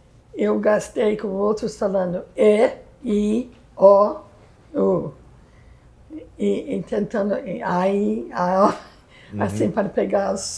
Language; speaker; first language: Portuguese; non-native, fluent; English